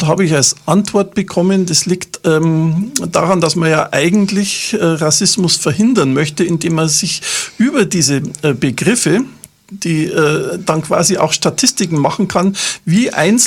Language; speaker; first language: German; native; German